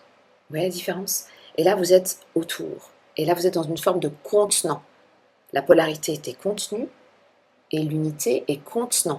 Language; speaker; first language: French; native; French